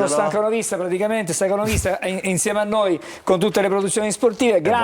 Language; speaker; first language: Italian; native; Italian